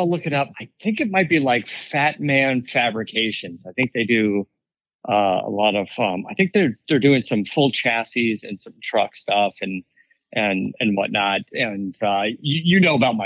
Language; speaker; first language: English; native; English